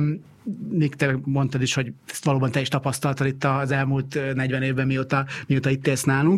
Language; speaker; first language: Hungarian; native; Hungarian